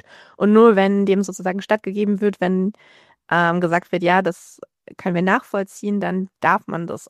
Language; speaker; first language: German; native; German